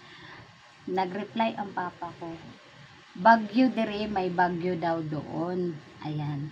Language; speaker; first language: Filipino; non-native, local second language; Cebuano